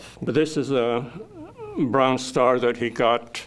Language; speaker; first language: English; native; English